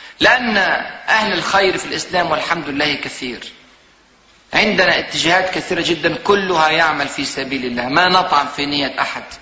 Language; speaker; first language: Arabic; native; Arabic